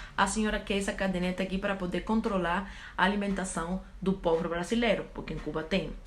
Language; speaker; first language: Portuguese; non-native, fluent; Spanish